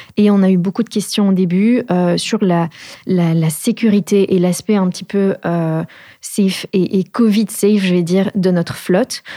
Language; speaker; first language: French; native; French